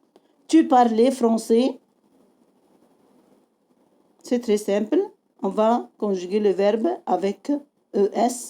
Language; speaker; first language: French; non-native, fluent; Arabic